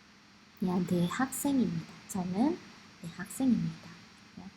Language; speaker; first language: Korean; non-native, fluent; Indonesian